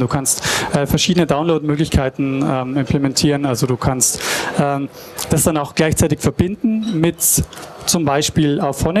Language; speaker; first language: German; native; German